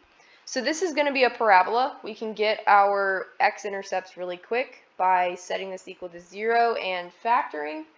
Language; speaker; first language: English; native; English